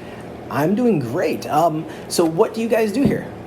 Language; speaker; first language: English; native; English